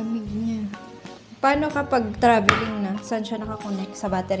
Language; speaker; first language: Filipino; native; Filipino